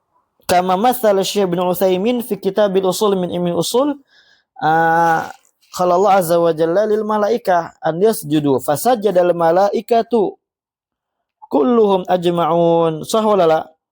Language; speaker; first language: Arabic; non-native, fluent; Indonesian